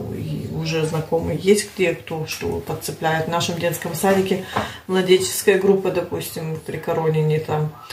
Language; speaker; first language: Russian; early bilingual, heritage; Russian